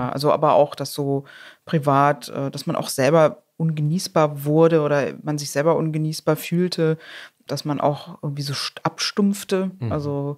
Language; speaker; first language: German; native; German